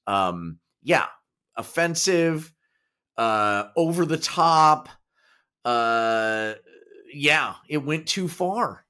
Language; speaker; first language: English; native; English